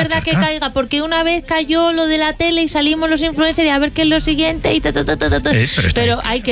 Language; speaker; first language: Spanish; native; Spanish